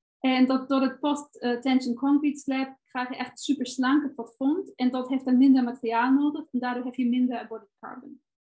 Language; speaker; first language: Dutch; non-native, fluent; German